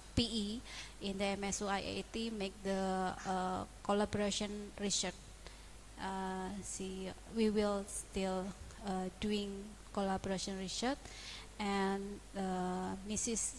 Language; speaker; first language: English; non-native, learner; Indonesian